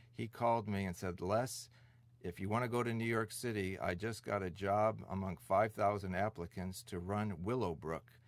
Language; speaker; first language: English; native; English